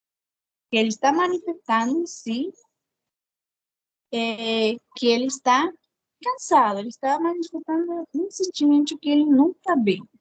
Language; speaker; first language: Portuguese; non-native, fluent; Spanish